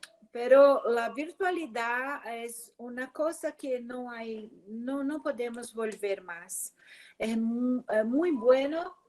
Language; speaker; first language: Spanish; non-native, fluent; Portuguese